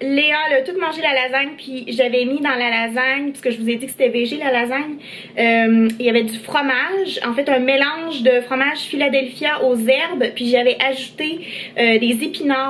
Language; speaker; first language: French; native; French